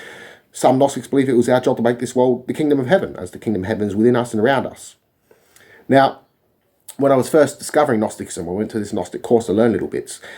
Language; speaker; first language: English; native; English